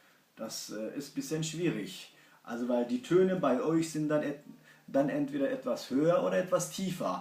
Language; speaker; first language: German; non-native, fluent; Kurdish